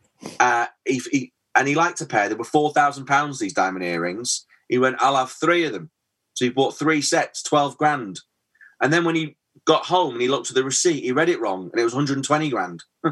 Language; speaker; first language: English; native; English